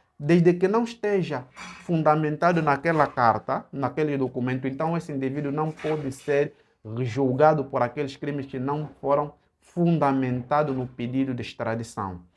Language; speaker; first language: Portuguese; native; Portuguese